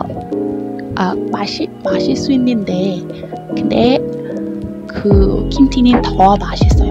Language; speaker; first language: Korean; non-native, learner; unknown